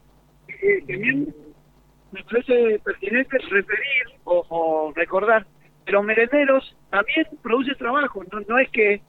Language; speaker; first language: Spanish; native; Spanish